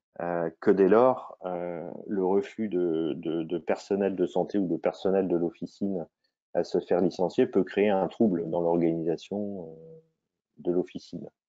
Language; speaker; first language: French; native; French